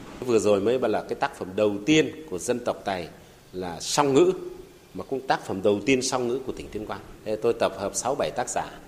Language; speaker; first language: Vietnamese; non-native, local second language; Tày